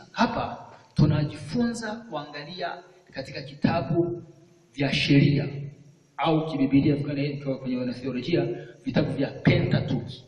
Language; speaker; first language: Swahili; non-native, local second language; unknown